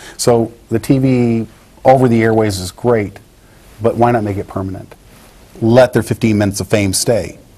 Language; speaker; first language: English; native; English